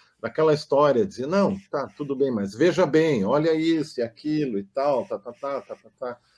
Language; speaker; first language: Portuguese; non-native, local second language; German